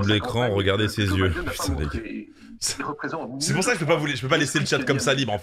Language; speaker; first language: French; native; French